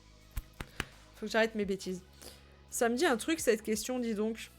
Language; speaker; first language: French; native; French